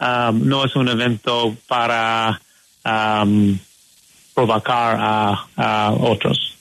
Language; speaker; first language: Spanish; non-native, learner; English